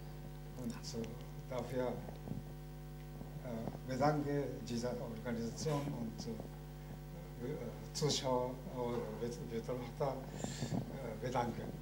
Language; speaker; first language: German; non-native, learner; Japanese